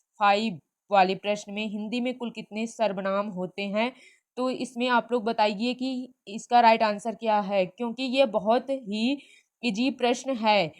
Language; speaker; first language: Hindi; native; Hindi